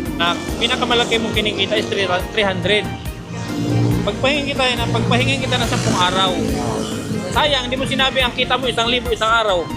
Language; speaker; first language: Filipino; non-native, local second language; Cebuano